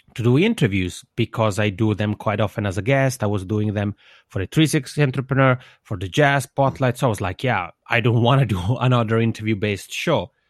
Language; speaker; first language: English; non-native, fluent; Italian